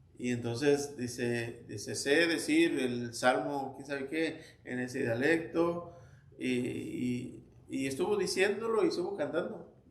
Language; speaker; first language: Spanish; native; Spanish